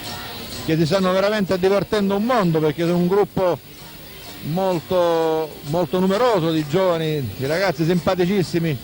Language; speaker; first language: Italian; native; Italian